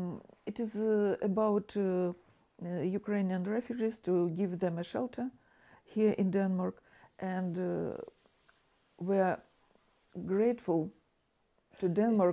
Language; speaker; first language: English; non-native, fluent; Ukrainian